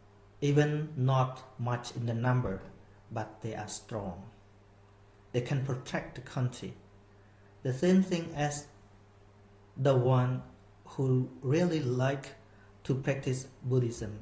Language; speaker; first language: English; non-native, fluent; Khmer